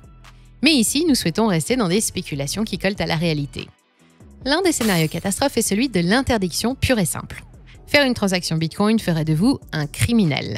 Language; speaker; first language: French; native; French